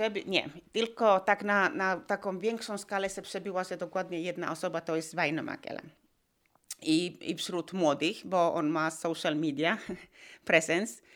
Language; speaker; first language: Polish; non-native, fluent; Finnish